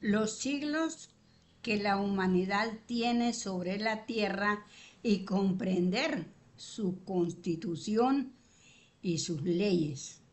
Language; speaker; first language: Spanish; native; Spanish